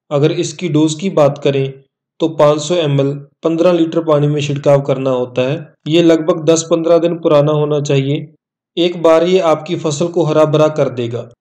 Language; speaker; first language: Hindi; non-native, local second language; Punjabi